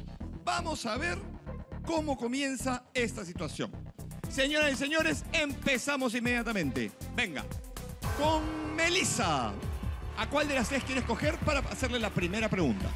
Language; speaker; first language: Spanish; native; Spanish